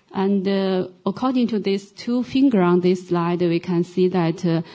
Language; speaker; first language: English; non-native, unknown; Chinese